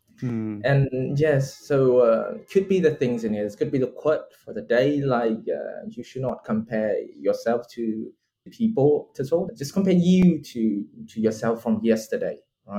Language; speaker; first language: English; non-native, fluent; Vietnamese